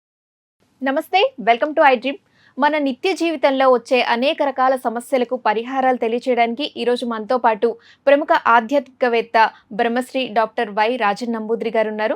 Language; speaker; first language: Telugu; native; Telugu